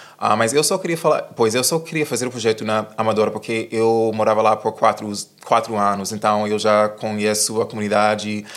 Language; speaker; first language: Portuguese; non-native, fluent; English